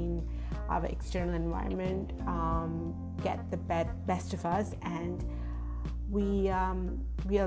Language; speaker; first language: English; non-native, local second language; Sinhala